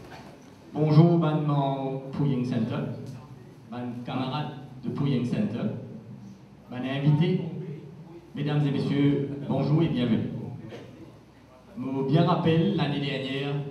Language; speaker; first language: French; non-native, local second language; Morisyen